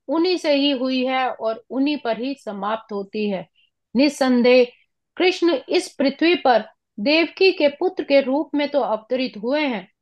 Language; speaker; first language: Hindi; non-native, local second language; Punjabi